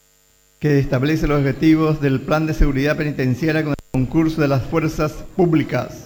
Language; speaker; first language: Spanish; native; Spanish